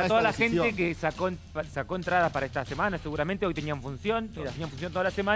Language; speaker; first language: Spanish; native; Spanish